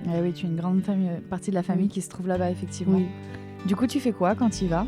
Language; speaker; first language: French; native; French